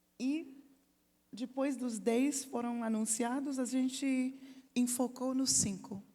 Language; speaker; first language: Portuguese; non-native, fluent; English